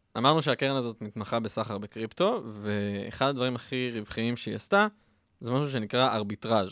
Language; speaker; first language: Hebrew; native; Hebrew